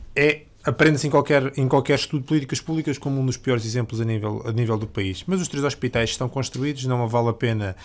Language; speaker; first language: Portuguese; native; Portuguese